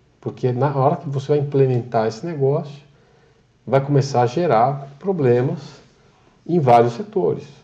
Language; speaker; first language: Portuguese; native; Portuguese